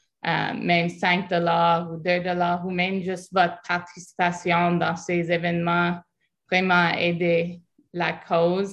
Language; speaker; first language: French; non-native, fluent; English